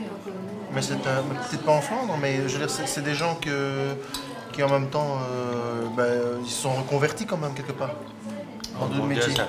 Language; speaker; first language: French; native; French